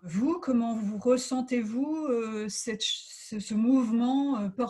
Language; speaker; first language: French; native; French